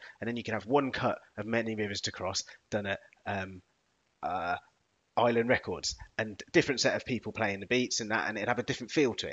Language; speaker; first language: English; native; English